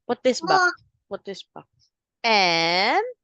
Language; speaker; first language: English; non-native, fluent; Filipino